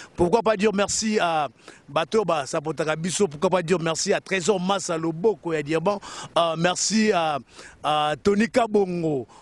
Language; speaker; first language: French; non-native, local second language; Lingala